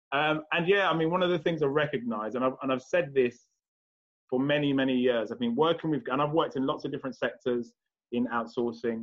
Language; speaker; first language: English; native; English